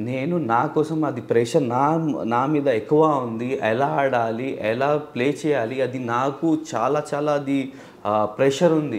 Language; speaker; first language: Telugu; non-native, learner; Hindi